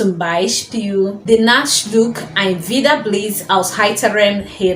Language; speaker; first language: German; non-native, fluent; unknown